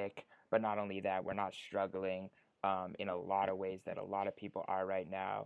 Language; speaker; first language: English; native; English